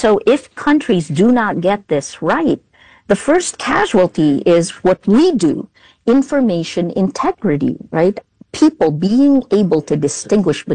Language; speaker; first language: English; non-native, local second language; Filipino